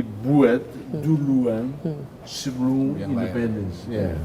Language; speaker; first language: Indonesian; non-native, fluent; Tetum